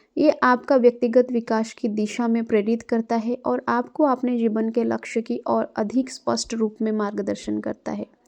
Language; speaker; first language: Hindi; non-native, local second language; Odia